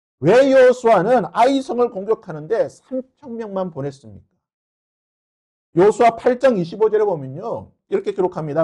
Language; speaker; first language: Korean; native; Korean